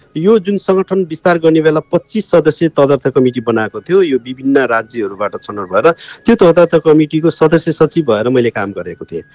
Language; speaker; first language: Nepali; non-native, local second language; Eastern Tamang